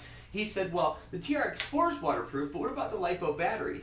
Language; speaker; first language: English; native; English